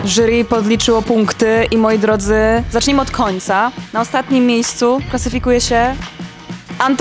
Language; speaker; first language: Polish; native; Polish